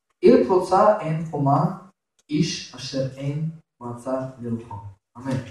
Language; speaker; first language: Hebrew; non-native, fluent; Russian